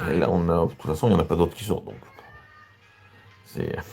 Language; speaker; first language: French; native; French